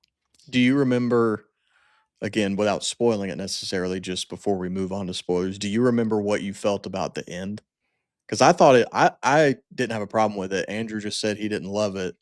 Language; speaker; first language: English; native; English